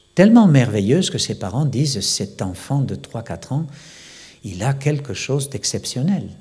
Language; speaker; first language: French; non-native, fluent; Spanish